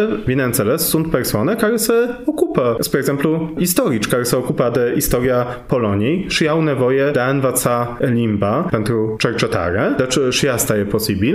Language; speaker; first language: Romanian; non-native, fluent; Polish